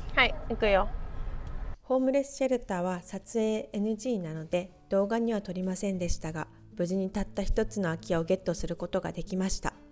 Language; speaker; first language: Japanese; native; Japanese